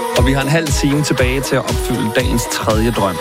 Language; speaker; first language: Danish; native; Danish